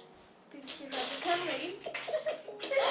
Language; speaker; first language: Welsh; native; Welsh